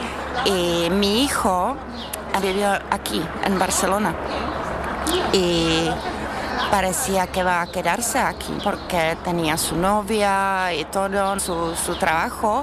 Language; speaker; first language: Spanish; non-native, fluent; Czech